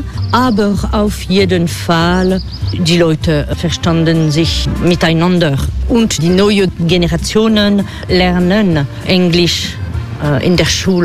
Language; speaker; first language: German; non-native, fluent; French